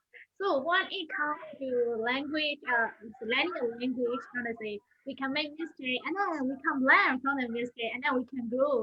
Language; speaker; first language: English; non-native, learner; Burmese